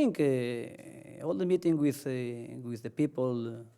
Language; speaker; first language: English; non-native, learner; Spanish